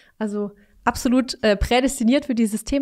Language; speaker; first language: German; native; German